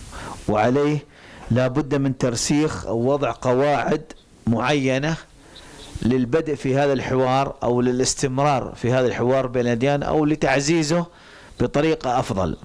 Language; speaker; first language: Arabic; native; Arabic